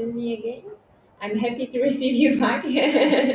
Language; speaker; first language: English; non-native, fluent; Polish